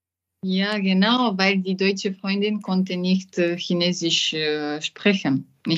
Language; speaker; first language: German; non-native, learner; French